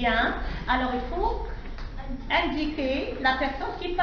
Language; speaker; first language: French; non-native, local second language; Arabic